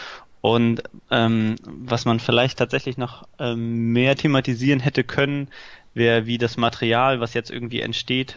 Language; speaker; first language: German; native; German